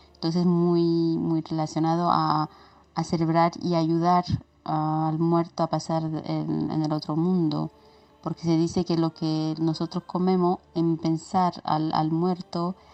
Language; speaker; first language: Spanish; non-native, fluent; Romanian